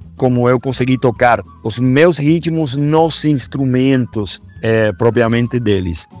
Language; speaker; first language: Portuguese; non-native, fluent; Spanish